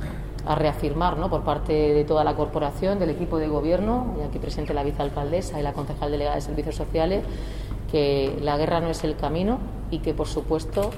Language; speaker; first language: Spanish; native; Spanish